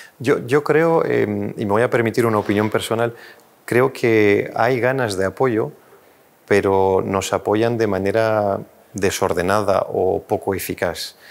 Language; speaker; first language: Spanish; non-native, fluent; French